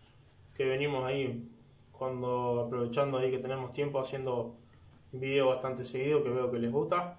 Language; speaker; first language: Spanish; native; Spanish